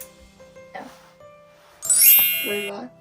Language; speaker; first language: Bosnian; early bilingual, heritage; Serbian